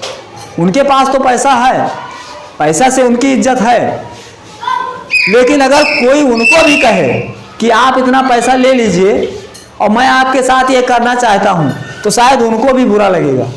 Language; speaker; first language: Hindi; native; Hindi